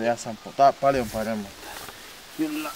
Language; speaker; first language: Finnish; non-native, learner; Spanish